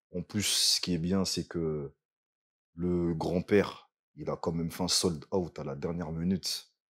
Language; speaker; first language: French; early bilingual, other home language; Lingala